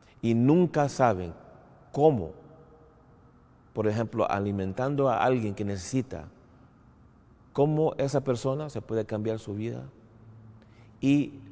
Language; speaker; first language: Spanish; non-native, fluent; English